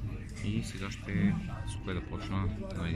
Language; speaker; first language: Bulgarian; native; Bulgarian